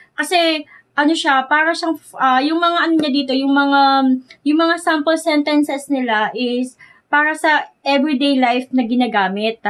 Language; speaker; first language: Filipino; native; Filipino